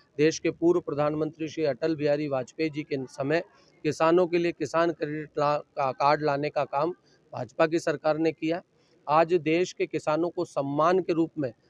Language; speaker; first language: Hindi; native; Hindi